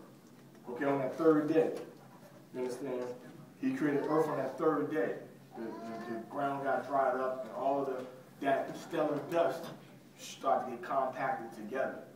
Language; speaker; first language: English; native; English